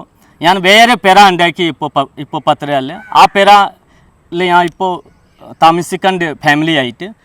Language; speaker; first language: Malayalam; non-native, local second language; Hindi